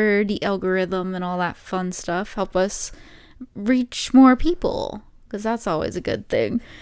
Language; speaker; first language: English; native; English